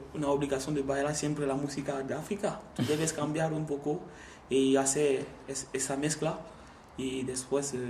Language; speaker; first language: Spanish; non-native, learner; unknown